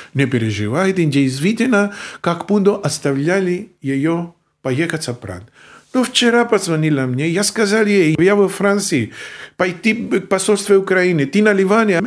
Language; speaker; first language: Russian; non-native, fluent; Greek